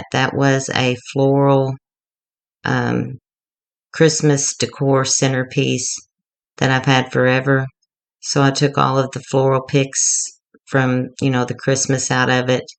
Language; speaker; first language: English; native; English